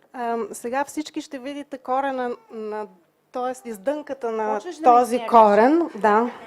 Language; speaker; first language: Bulgarian; early bilingual, heritage; Bulgarian